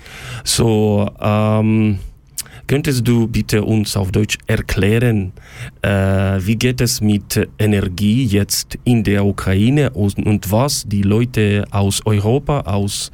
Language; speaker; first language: German; non-native, learner; Ukrainian